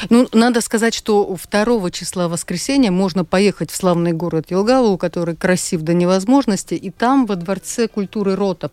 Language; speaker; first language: Russian; native; Russian